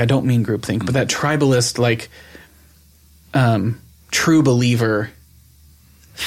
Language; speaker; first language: English; native; English